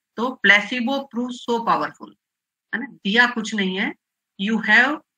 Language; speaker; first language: Hindi; non-native, local second language; Gujarati